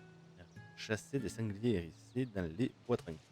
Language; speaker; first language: French; native; French